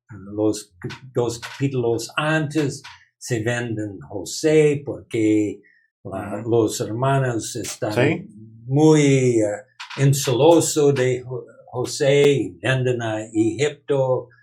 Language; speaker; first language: Spanish; non-native, learner; English